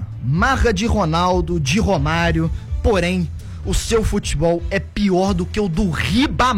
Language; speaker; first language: Portuguese; native; Portuguese